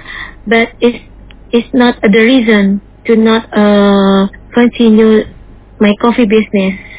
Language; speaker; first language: English; non-native, learner; Indonesian